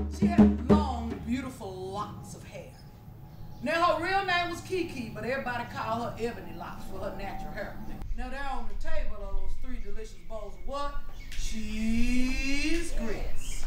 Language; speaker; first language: English; native; English